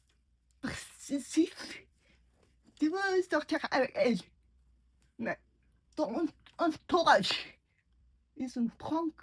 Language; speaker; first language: French; non-native, learner; Mongolian